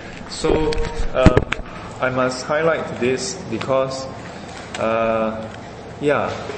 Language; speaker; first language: English; non-native, local second language; Chinese